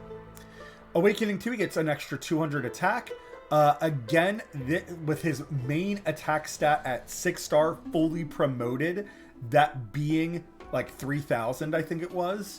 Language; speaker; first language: English; native; English